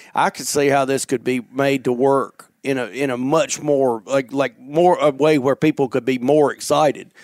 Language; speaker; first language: English; native; English